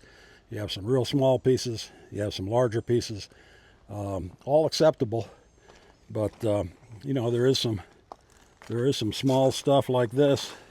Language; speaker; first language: English; native; English